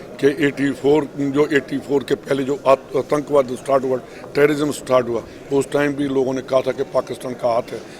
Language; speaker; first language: Urdu; non-native, local second language; Punjabi